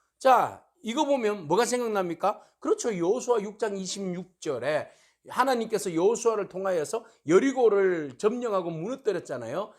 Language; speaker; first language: Korean; native; Korean